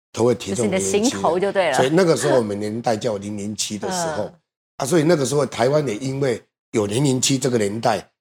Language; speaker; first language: Chinese; native; Chinese